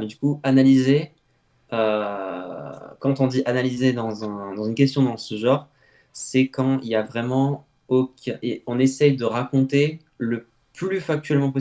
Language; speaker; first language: French; native; French